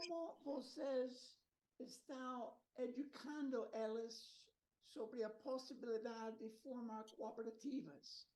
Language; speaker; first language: Portuguese; non-native, learner; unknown